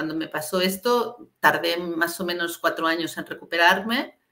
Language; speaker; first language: Spanish; native; Spanish